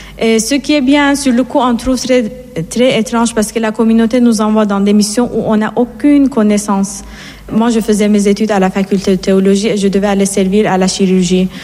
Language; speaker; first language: French; non-native, fluent; Persian